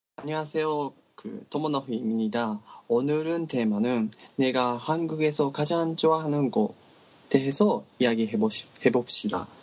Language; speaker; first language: Korean; non-native, learner; Japanese